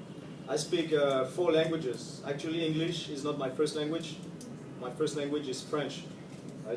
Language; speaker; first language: English; non-native, fluent; French